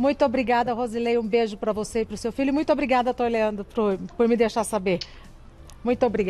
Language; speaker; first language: Portuguese; native; Portuguese